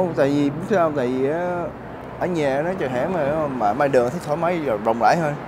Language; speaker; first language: Vietnamese; early bilingual, heritage; Vietnamese